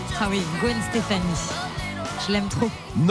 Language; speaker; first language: French; native; French